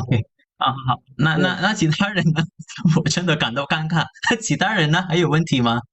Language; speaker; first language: Chinese; non-native, fluent; Indonesian